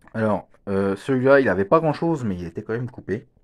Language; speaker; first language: French; native; French